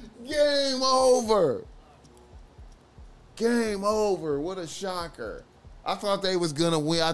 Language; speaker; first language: English; native; English